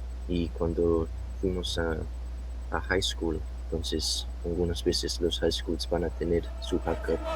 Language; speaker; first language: Spanish; non-native, fluent; English